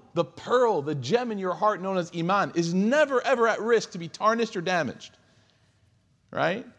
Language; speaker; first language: English; native; English